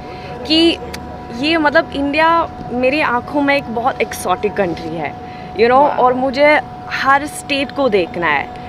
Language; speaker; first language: Hindi; non-native, fluent; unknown